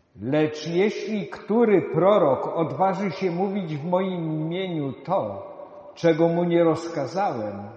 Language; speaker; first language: Polish; native; Polish